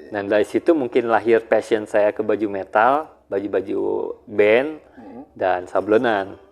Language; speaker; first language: Indonesian; early bilingual, heritage; Indonesian